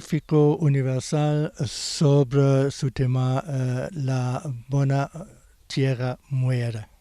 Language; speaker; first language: Spanish; non-native, fluent; German